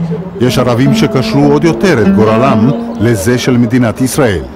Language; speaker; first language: Hebrew; native; Hebrew